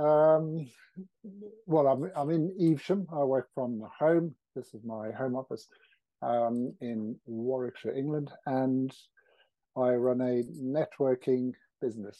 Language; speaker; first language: English; native; English